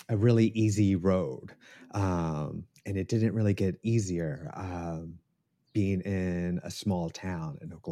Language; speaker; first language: English; native; English